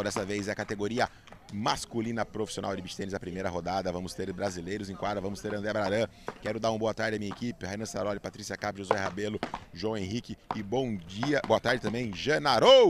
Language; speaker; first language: Portuguese; native; Portuguese